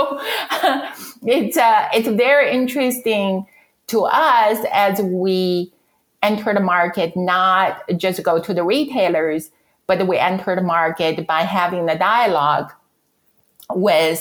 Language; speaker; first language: English; non-native, fluent; Chinese